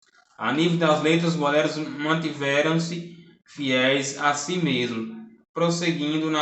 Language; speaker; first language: Portuguese; native; Portuguese